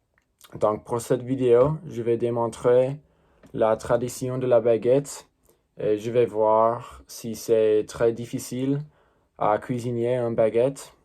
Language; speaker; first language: French; non-native, learner; English